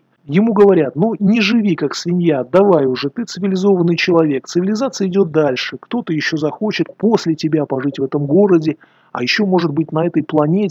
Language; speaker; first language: Russian; native; Russian